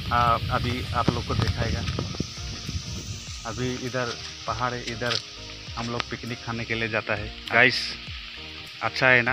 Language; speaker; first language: Hindi; non-native, local second language; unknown